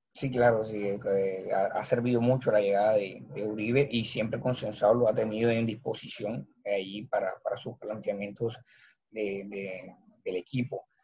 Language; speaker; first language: Spanish; native; Spanish